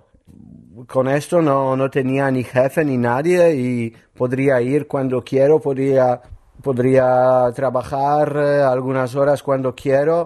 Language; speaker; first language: Spanish; non-native, learner; Polish